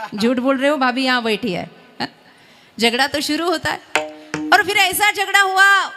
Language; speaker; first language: Hindi; non-native, local second language; Marathi